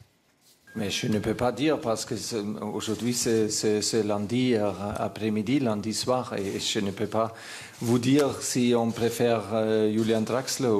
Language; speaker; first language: French; non-native, fluent; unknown